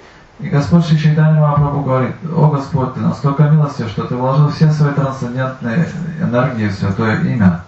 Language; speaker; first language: Russian; native; Russian